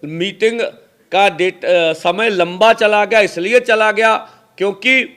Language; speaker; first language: Hindi; non-native, local second language; Punjabi